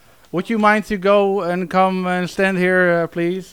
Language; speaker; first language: English; non-native, fluent; Dutch